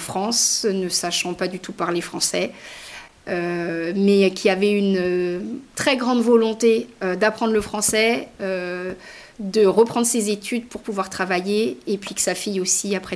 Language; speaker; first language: French; native; French